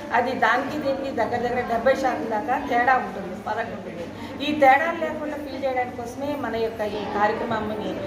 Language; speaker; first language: Telugu; native; Telugu